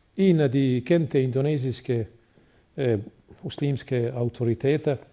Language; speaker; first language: Danish; non-native, fluent; Bosnian